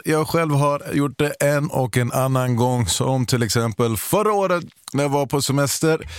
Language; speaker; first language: Swedish; native; Swedish